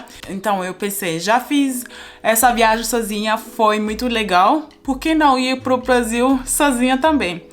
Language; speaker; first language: Portuguese; non-native, fluent; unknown